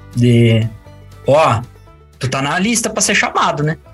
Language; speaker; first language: Portuguese; native; Portuguese